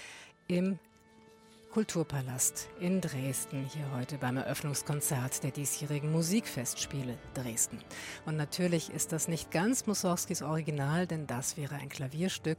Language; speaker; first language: German; native; German